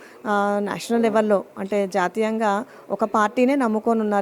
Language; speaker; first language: Telugu; native; Telugu